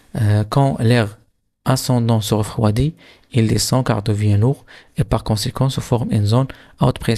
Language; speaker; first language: French; non-native, local second language; Arabic